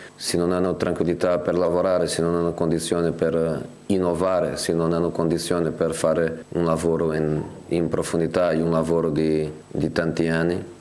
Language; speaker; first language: Italian; non-native, fluent; Portuguese